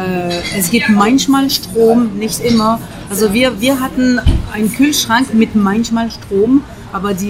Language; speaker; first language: German; non-native, fluent; French